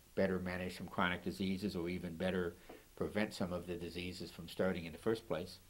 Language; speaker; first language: English; native; English